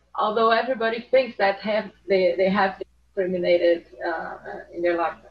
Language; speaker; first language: English; non-native, fluent; Portuguese